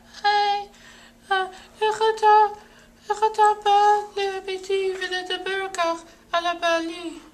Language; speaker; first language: Hebrew; non-native, learner; English